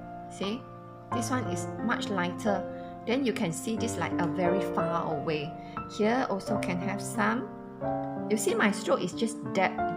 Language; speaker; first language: English; non-native, local second language; Chinese